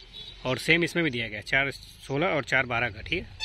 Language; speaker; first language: Hindi; native; Hindi